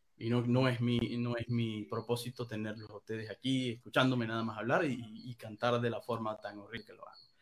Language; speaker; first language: Spanish; native; Spanish